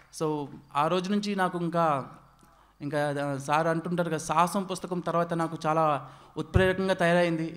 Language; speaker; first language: Telugu; non-native, local second language; Odia